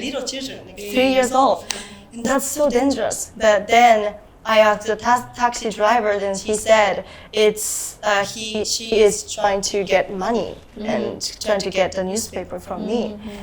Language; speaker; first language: English; non-native, fluent; Japanese